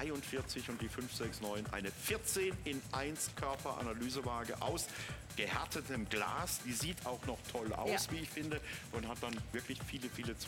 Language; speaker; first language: German; native; German